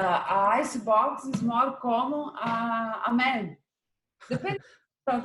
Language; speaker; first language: English; non-native, learner; Portuguese